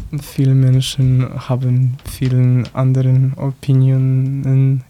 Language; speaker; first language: German; non-native, learner; Polish